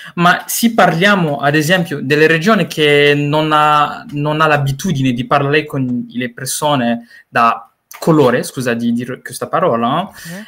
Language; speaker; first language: Italian; non-native, learner; Malagasy